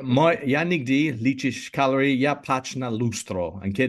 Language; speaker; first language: Polish; non-native, learner; English